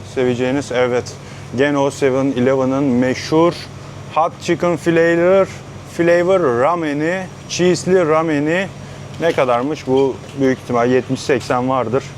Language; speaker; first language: Turkish; native; Turkish